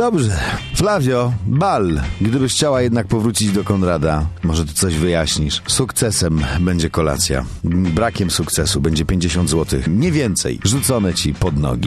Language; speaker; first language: Polish; native; Polish